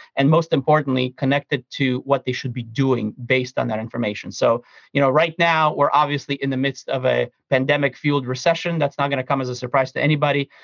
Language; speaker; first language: English; early bilingual, other home language; Russian